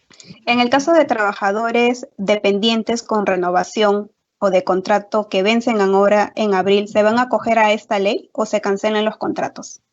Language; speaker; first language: Spanish; native; Spanish